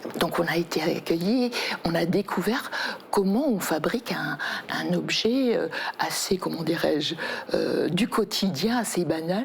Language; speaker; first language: French; native; French